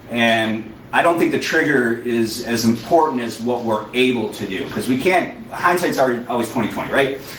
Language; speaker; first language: English; native; English